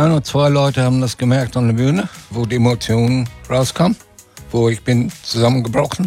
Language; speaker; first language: German; non-native, fluent; English